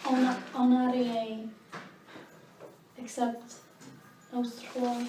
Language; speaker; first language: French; non-native, learner; English